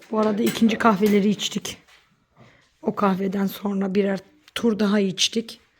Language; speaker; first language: Turkish; early bilingual, heritage; Turkish